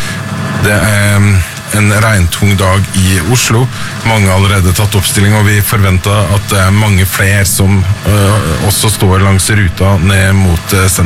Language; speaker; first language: Norwegian; native; Norwegian